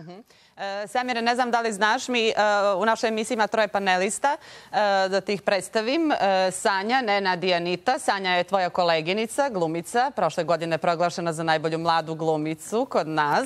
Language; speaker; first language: Serbian; native; Serbian